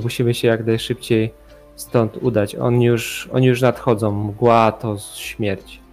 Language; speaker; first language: Polish; native; Polish